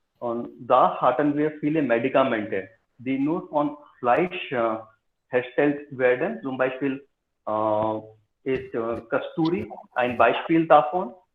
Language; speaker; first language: German; non-native, learner; Hindi